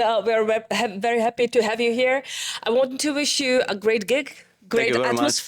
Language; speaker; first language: English; non-native, fluent; Czech